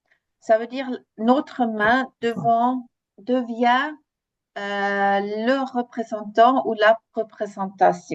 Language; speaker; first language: French; non-native, fluent; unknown